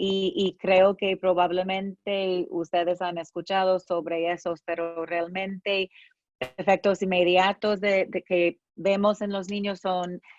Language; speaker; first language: Spanish; non-native, fluent; English